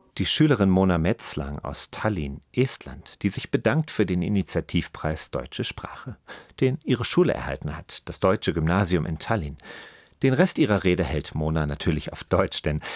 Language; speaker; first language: German; native; German